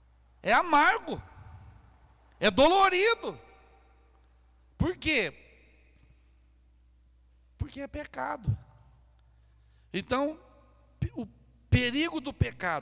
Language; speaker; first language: Portuguese; native; Portuguese